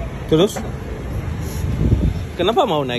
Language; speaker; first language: Indonesian; non-native, fluent; Urdu